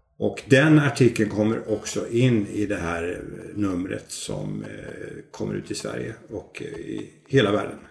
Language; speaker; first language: Swedish; native; Swedish